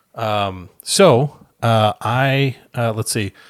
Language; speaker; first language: English; native; English